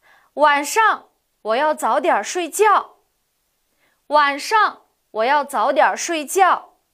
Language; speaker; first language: Chinese; non-native, local second language; Uyghur